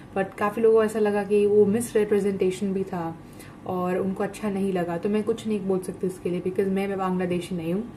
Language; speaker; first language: Hindi; non-native, local second language; Gujarati